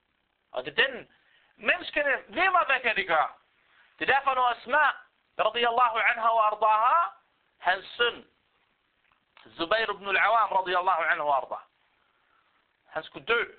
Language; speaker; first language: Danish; non-native, fluent; Arabic